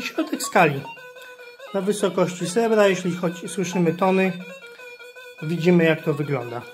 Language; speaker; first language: Polish; native; Polish